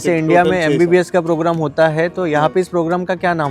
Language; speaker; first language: Hindi; native; Hindi